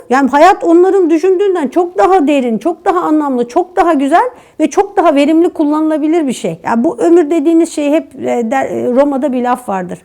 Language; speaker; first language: Turkish; native; Turkish